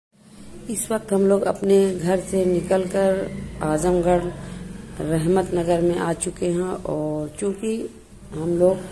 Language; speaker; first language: Hindi; native; Hindi